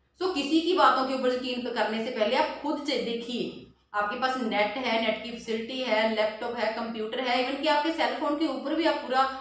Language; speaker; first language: Hindi; non-native, local second language; Punjabi